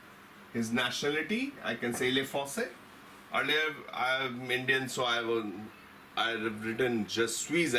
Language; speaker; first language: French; non-native, fluent; Hindi